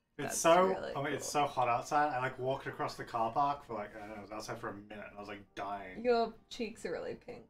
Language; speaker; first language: English; native; English